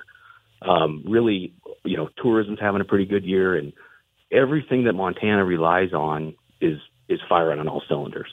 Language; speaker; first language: English; native; English